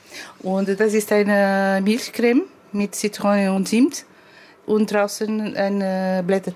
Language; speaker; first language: German; non-native, learner; Portuguese